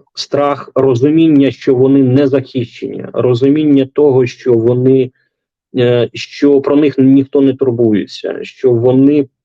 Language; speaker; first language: Ukrainian; non-native, local second language; Russian